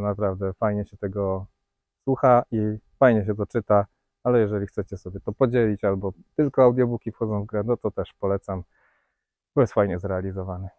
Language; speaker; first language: Polish; native; Polish